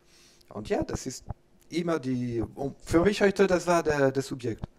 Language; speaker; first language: German; non-native, learner; French